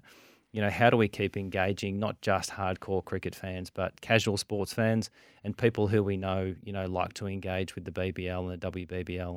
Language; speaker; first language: English; native; English